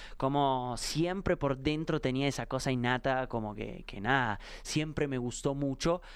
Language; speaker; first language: Spanish; non-native, fluent; Italian